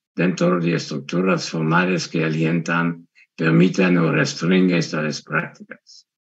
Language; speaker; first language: Spanish; non-native, fluent; French